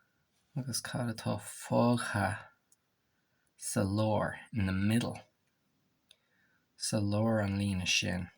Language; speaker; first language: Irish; non-native, local second language; English